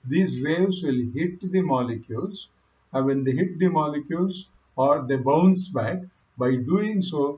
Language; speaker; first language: English; non-native, local second language; Kannada